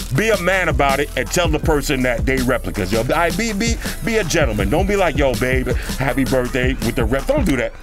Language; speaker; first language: English; native; English